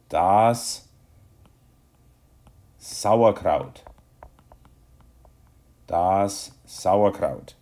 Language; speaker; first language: German; non-native, fluent; English